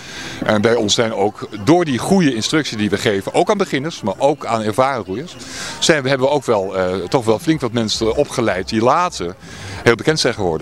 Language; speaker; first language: Dutch; native; Dutch